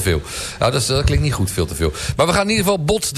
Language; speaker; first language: Dutch; native; Dutch